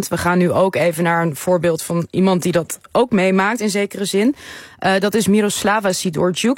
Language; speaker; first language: Dutch; native; Dutch